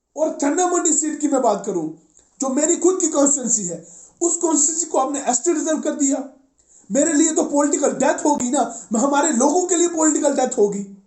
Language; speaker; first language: Hindi; non-native, local second language; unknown